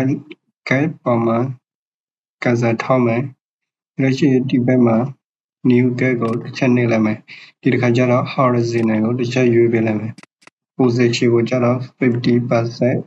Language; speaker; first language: Burmese; native; Burmese